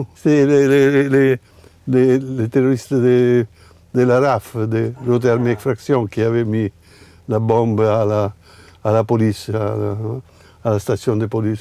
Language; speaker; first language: French; non-native, fluent; Italian